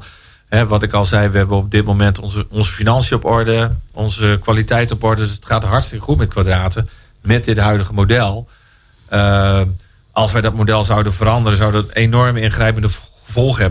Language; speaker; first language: Dutch; native; Dutch